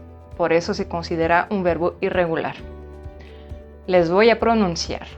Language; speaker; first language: Spanish; non-native, fluent; French